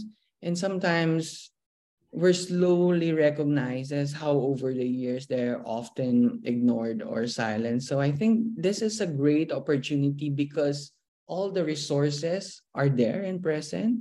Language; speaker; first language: English; non-native, local second language; Filipino